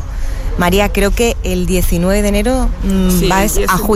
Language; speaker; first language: Spanish; native; Spanish